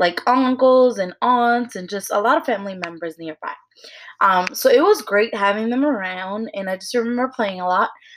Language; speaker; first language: English; early bilingual, other home language; Spanish